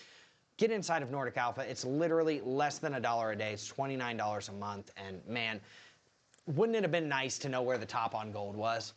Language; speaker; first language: English; native; English